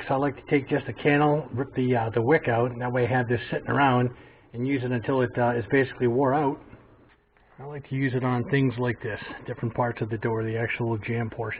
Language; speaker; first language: English; native; English